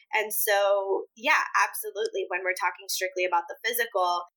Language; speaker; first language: English; early bilingual, other home language; Spanish